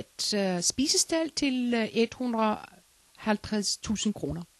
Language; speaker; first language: Danish; non-native, learner; Icelandic